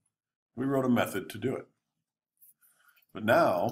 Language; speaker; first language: English; native; English